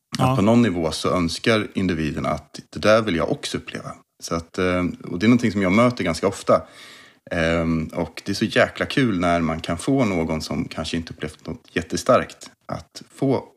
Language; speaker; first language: Swedish; native; Swedish